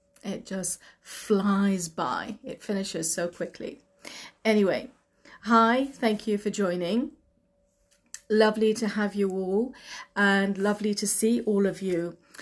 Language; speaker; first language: English; native; English